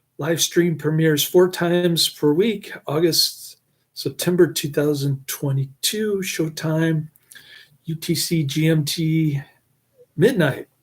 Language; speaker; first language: English; native; English